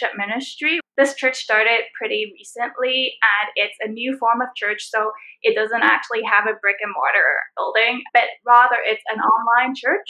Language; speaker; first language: English; non-native, local second language; Cantonese